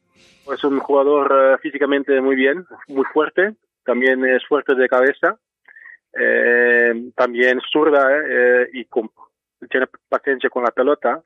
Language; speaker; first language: Spanish; non-native, learner; Dutch